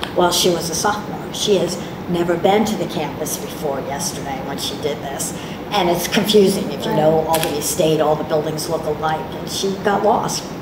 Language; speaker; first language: English; native; English